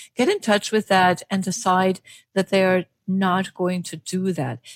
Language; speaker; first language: English; non-native, fluent; German